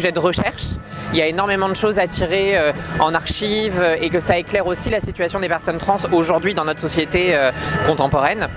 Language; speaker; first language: French; native; French